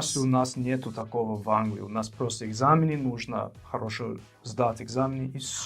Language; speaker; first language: Russian; non-native, fluent; English